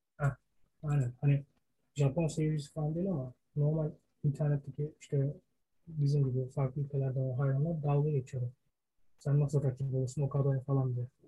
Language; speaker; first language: Turkish; early bilingual, heritage; Turkish